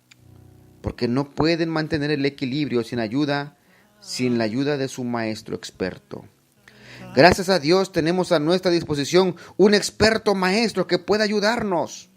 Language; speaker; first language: Spanish; native; Spanish